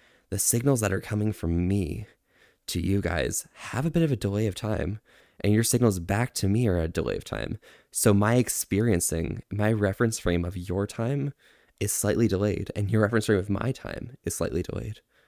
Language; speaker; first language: English; native; English